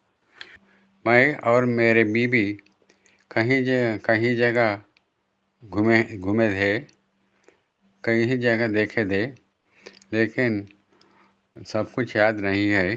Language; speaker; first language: Hindi; non-native, local second language; Telugu